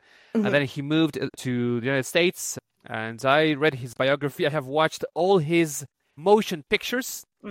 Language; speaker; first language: English; non-native, fluent; Spanish